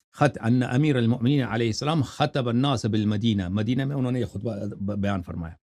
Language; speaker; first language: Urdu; non-native, fluent; Persian